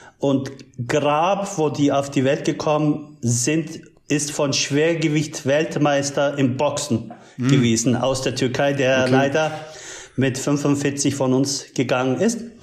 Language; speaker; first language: German; early bilingual, other home language; Turkish